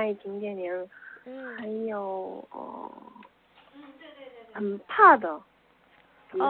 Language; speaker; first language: Chinese; non-native, learner; Korean